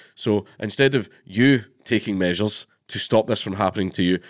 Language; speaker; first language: English; native; English